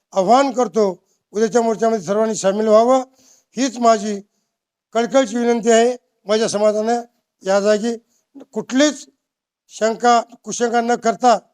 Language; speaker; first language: Marathi; native; Marathi